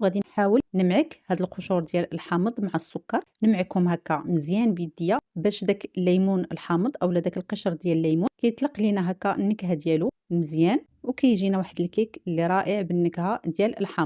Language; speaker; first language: Arabic; native; Arabic